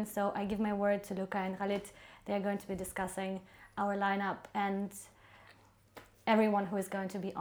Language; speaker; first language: English; non-native, fluent; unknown